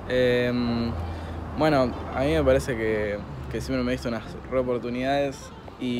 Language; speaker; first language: Spanish; native; Spanish